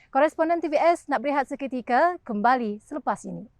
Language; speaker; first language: Malay; native; Malay